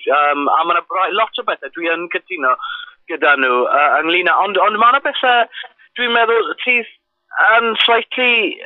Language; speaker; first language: Welsh; non-native, local second language; English